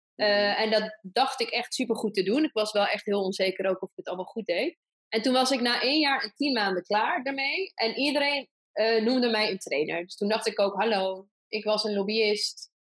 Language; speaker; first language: Dutch; early bilingual, other home language; Persian